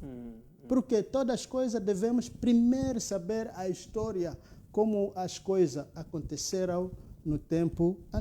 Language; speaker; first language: Portuguese; non-native, local second language; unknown